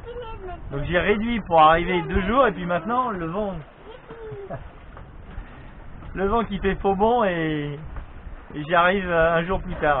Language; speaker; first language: French; native; French